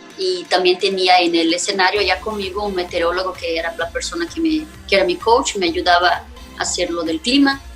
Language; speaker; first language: Spanish; non-native, fluent; Portuguese